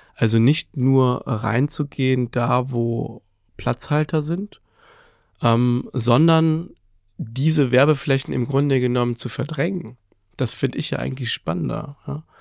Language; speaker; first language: German; early bilingual, other home language; Persian